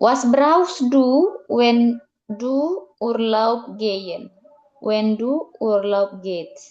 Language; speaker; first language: German; non-native, learner; Indonesian